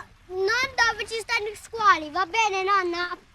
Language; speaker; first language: Italian; early bilingual, other home language; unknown